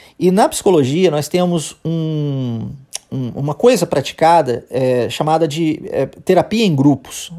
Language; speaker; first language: Portuguese; early bilingual, heritage; Portuguese